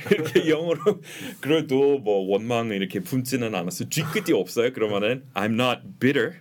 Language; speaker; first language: Korean; non-native, fluent; English